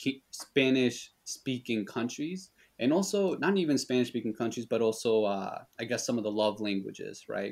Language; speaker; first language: English; early bilingual, other home language; Spanish